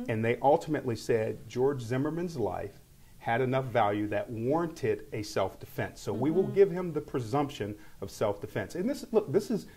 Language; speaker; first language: English; native; English